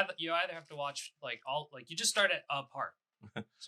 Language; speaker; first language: English; native; English